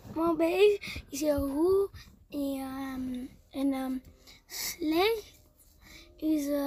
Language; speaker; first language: Dutch; early bilingual, heritage; Spanish